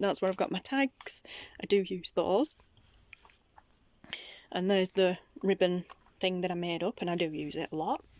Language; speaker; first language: English; native; English